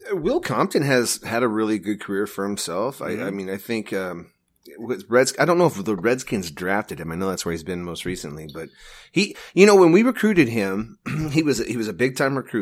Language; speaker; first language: English; native; English